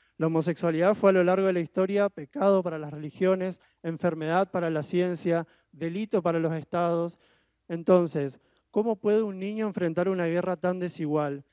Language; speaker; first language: Spanish; native; Spanish